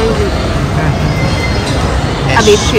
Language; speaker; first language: English; non-native, learner; Thai